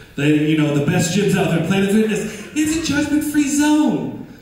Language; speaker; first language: English; native; English